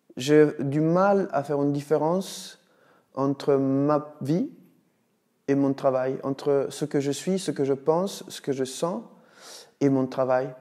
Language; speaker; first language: French; non-native, fluent; Italian